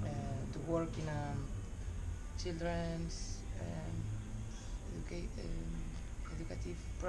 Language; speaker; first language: English; non-native, learner; Spanish